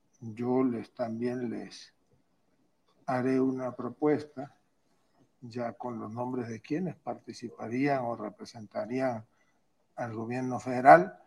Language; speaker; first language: Spanish; native; Spanish